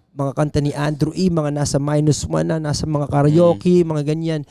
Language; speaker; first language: Filipino; early bilingual, other home language; English